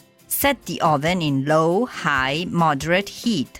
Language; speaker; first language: English; non-native, fluent; Italian